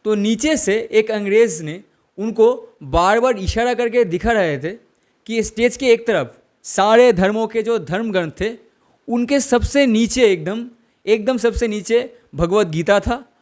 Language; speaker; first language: Hindi; non-native, local second language; Bangla